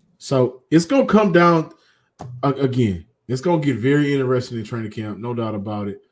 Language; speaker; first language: English; native; English